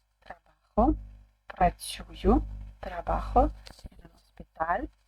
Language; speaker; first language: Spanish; non-native, fluent; Ukrainian